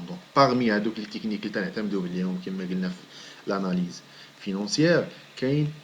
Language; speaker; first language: French; non-native, local second language; Arabic